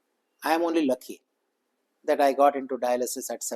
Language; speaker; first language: English; non-native, local second language; Kannada